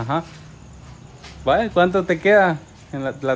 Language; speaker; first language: Spanish; native; Spanish